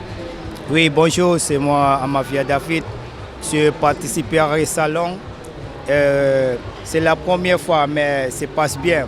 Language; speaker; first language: French; non-native, local second language; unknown